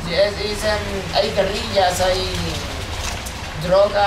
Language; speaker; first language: English; non-native, learner; Spanish